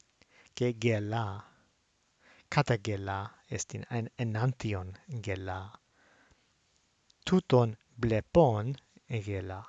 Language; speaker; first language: Greek; non-native, fluent; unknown